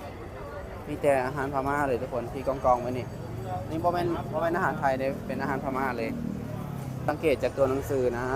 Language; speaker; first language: Thai; non-native, local second language; Northeastern Thai